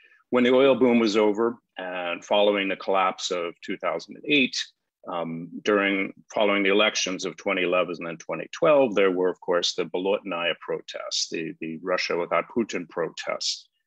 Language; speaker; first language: English; native; English